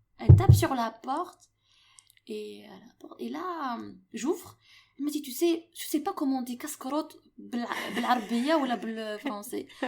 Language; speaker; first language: French; non-native, local second language; Arabic